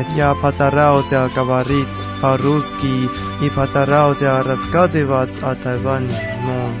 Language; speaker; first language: Russian; non-native, learner; Chinese